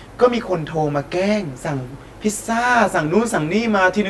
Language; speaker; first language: Thai; native; Thai